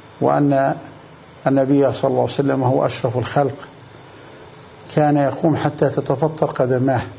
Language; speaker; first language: Arabic; native; Arabic